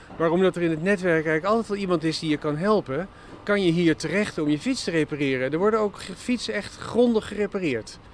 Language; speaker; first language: Dutch; native; Dutch